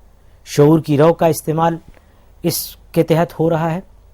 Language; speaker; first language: Urdu; native; Urdu